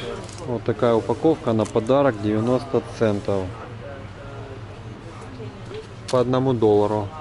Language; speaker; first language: Russian; native; Russian